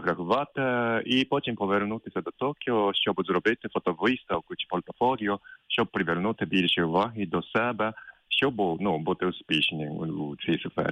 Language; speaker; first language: Ukrainian; non-native, fluent; Japanese